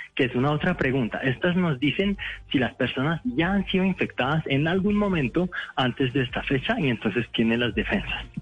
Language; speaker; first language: Spanish; non-native, fluent; French